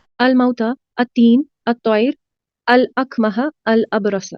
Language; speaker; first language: Arabic; non-native, learner; Urdu